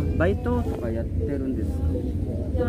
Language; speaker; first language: Japanese; non-native, learner; Indonesian